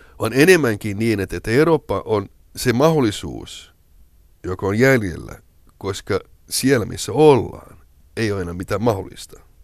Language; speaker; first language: Finnish; non-native, local second language; Swedish